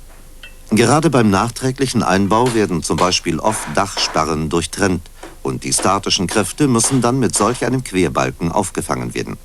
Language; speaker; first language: German; native; German